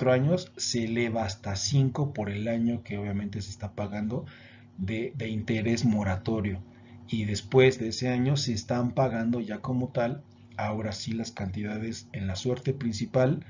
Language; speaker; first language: Spanish; native; Spanish